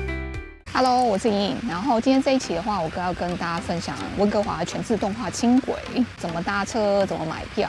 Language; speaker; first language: Chinese; native; Chinese